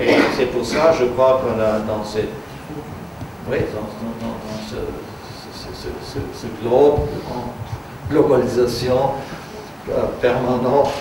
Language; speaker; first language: French; non-native, fluent; German